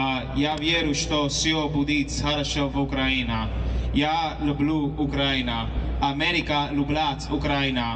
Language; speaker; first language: Russian; non-native, learner; English